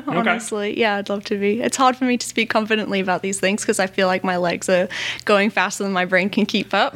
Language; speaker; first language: English; native; English